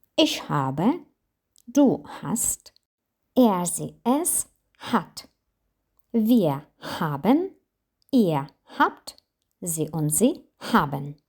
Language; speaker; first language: German; non-native, fluent; Ukrainian